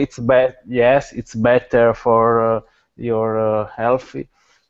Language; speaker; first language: English; non-native, learner; Italian